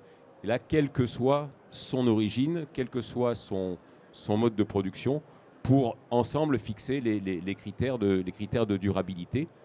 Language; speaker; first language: French; native; French